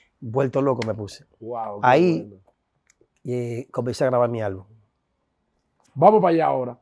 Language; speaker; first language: Spanish; native; Spanish